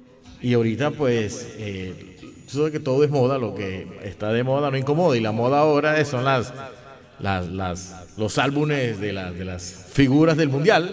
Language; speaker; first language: Spanish; native; Spanish